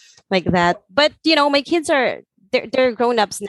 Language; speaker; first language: English; non-native, local second language; Filipino